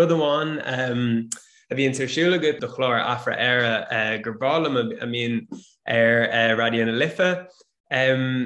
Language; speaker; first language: Irish; non-native, local second language; English